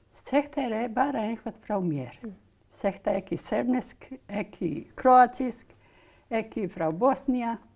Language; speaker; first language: Icelandic; non-native, learner; Serbian